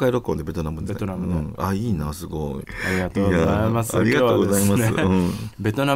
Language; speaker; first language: Japanese; native; Japanese